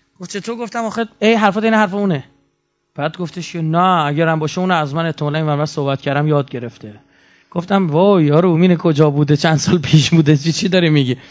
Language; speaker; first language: Persian; native; Persian